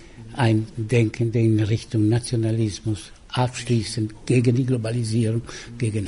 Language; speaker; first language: German; non-native, fluent; Italian